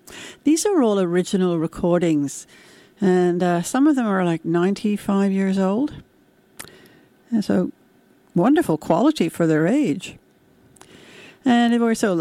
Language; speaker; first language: English; native; English